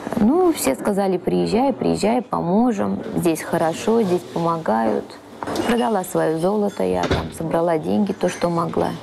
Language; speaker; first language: Russian; early bilingual, heritage; Russian